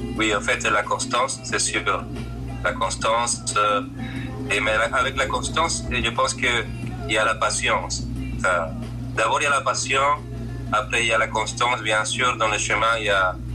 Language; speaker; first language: French; non-native, fluent; Spanish